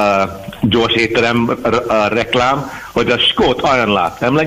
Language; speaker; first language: Hungarian; non-native, learner; English